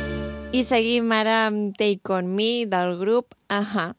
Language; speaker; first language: Catalan; native; Catalan